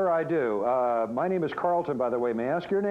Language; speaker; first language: English; native; English